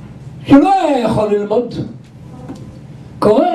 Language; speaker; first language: Hebrew; non-native, local second language; Yiddish